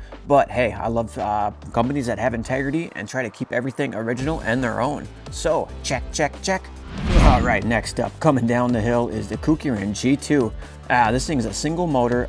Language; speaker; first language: English; native; English